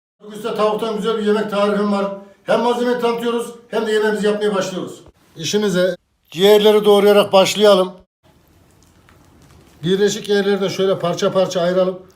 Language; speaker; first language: Turkish; native; Turkish